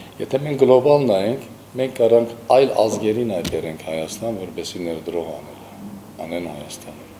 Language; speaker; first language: Armenian; early bilingual, heritage; Armenian